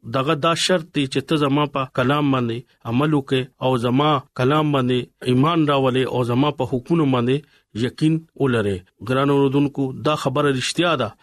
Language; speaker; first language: Pashto; non-native, local second language; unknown